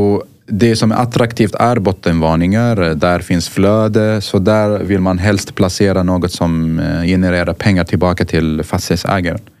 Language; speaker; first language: Swedish; non-native, fluent; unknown